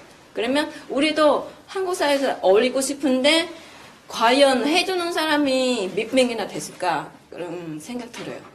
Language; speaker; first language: Korean; non-native, fluent; Vietnamese